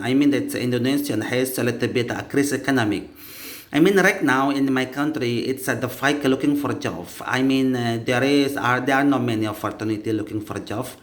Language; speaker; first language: English; non-native, learner; Indonesian